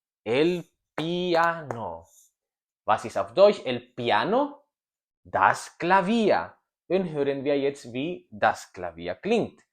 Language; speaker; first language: German; non-native, learner; Spanish